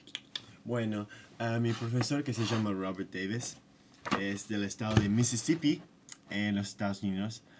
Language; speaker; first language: Spanish; non-native, fluent; English